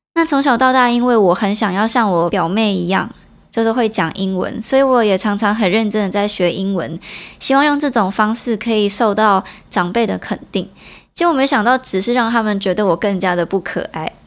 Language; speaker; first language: Chinese; non-native, local second language; Hakka Chinese